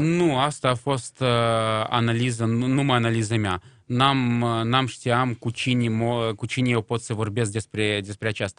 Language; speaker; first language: Romanian; non-native, local second language; Russian